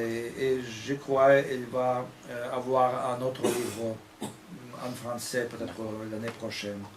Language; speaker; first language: French; non-native, fluent; Russian